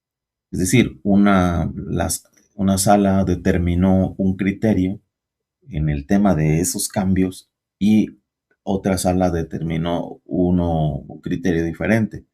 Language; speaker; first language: Spanish; native; Spanish